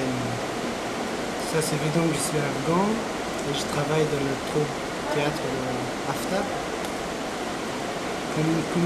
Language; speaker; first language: French; non-native, fluent; Persian